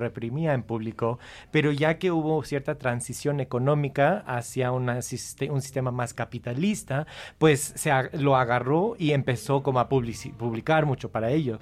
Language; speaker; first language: Spanish; non-native, fluent; English